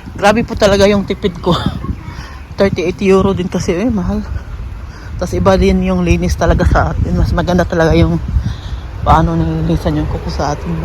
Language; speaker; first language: Filipino; non-native, local second language; Cebuano